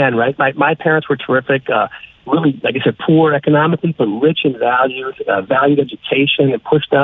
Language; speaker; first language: English; native; English